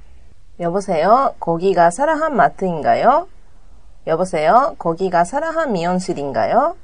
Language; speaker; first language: Korean; non-native, learner; Japanese